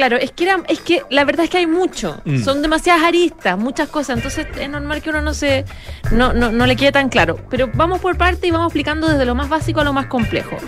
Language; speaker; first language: Spanish; native; Spanish